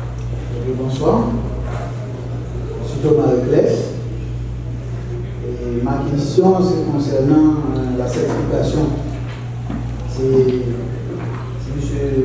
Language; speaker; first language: French; non-native, local second language; Haitian Creole